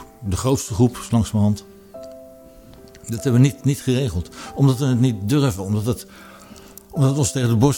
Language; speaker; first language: Dutch; native; Dutch